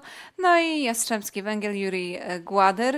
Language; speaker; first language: Polish; native; Polish